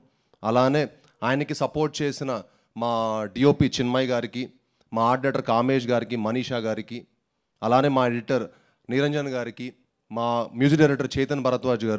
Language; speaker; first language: Telugu; native; Telugu